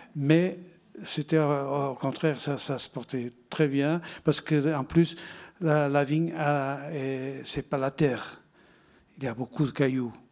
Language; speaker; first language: French; non-native, fluent; Portuguese